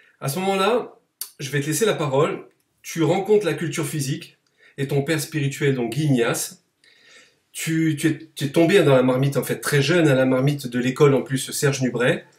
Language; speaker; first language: French; native; French